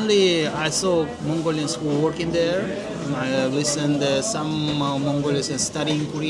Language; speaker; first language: English; non-native, learner; Russian